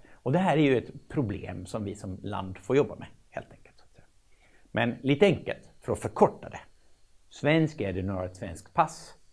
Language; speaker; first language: Swedish; native; Swedish